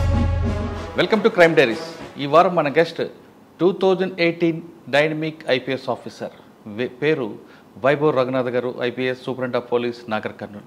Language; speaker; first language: Telugu; native; Telugu